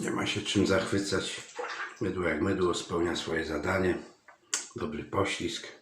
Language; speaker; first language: Polish; native; Polish